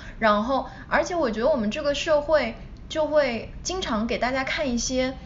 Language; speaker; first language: Chinese; native; Chinese